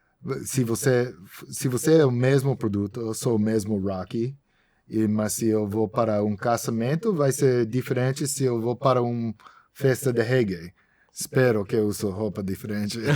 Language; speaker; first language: Portuguese; non-native, fluent; English